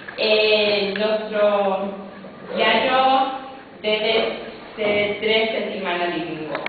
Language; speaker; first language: Italian; non-native, learner; English